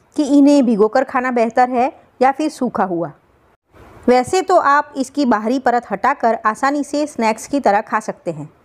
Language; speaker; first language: Hindi; non-native, local second language; Gujarati